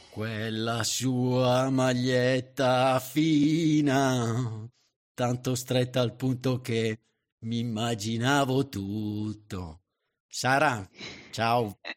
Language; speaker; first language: Italian; native; Italian